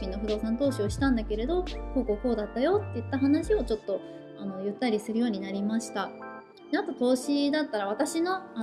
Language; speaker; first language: Japanese; native; Japanese